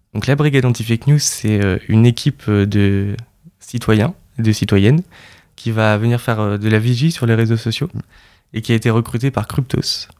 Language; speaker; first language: French; native; French